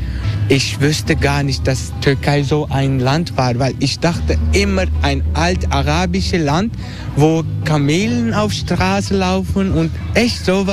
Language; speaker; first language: German; non-native, learner; Turkish